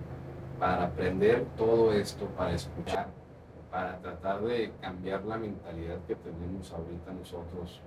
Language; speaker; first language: Spanish; native; Spanish